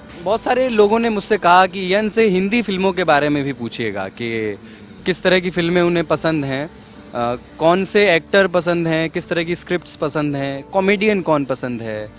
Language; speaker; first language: Hindi; native; Hindi